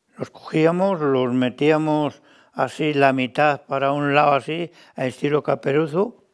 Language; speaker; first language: Spanish; native; Spanish